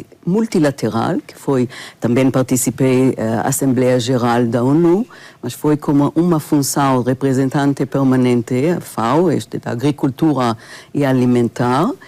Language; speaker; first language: Portuguese; non-native, fluent; Hebrew